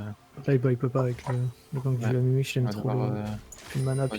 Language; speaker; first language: French; native; French